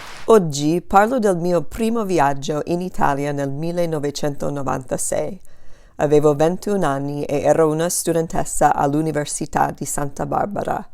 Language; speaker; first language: Italian; non-native, fluent; English